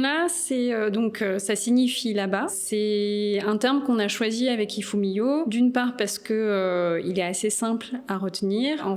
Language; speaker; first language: French; native; French